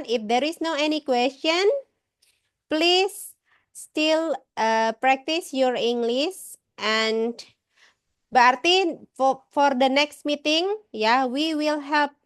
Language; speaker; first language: English; non-native, learner; Indonesian